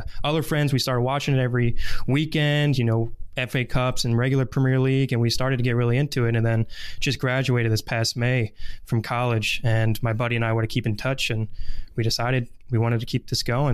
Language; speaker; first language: English; native; English